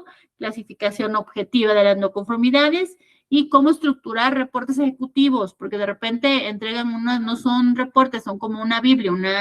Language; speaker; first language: Spanish; native; Spanish